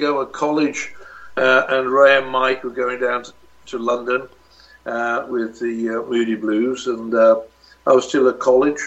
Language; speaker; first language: English; native; English